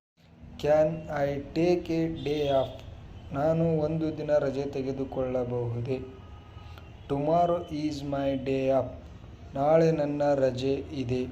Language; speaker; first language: Kannada; native; Kannada